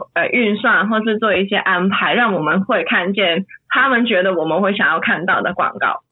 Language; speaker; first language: Chinese; non-native, fluent; Cantonese